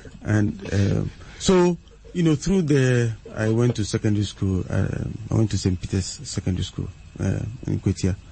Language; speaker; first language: English; non-native, local second language; Akan